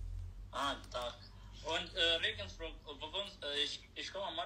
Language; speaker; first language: German; non-native, learner; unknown